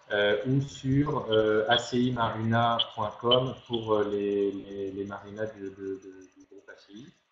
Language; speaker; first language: French; native; French